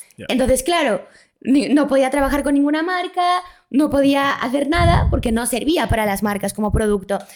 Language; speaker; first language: Spanish; early bilingual, other home language; Polish